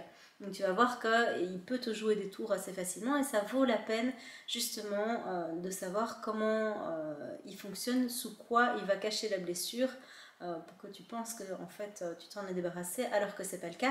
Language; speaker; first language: French; native; French